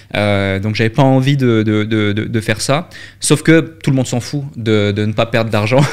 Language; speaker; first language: French; native; French